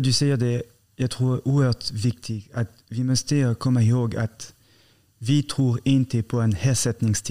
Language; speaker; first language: Swedish; non-native, fluent; French